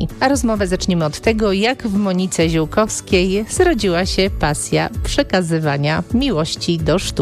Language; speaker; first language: Polish; native; Polish